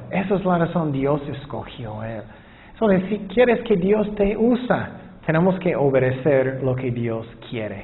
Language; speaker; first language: Spanish; non-native, fluent; English